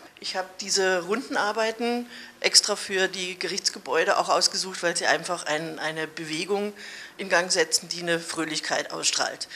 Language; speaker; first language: German; native; German